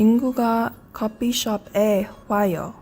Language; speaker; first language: Korean; non-native, learner; English